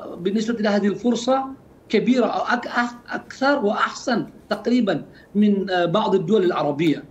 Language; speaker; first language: Arabic; non-native, fluent; Indonesian